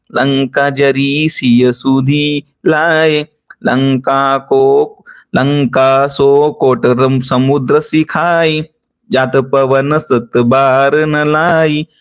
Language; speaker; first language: Hindi; non-native, local second language; Marathi